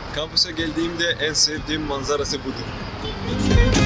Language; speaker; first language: Turkish; non-native, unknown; Arabic